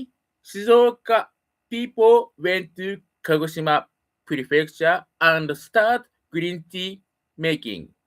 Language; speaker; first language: English; non-native, learner; Japanese